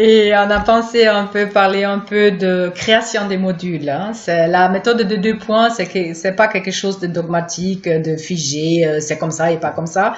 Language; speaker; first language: French; non-native, fluent; German